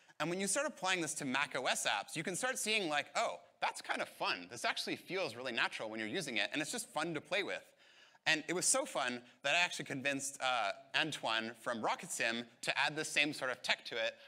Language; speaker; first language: English; native; English